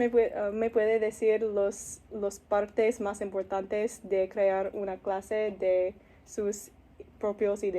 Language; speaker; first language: Spanish; non-native, learner; English